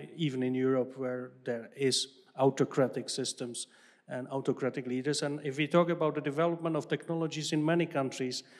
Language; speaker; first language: English; non-native, fluent; Czech